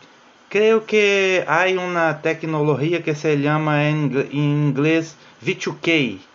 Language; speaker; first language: Spanish; non-native, fluent; Portuguese